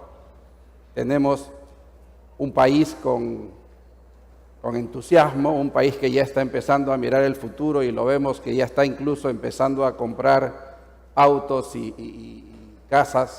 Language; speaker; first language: Spanish; native; Spanish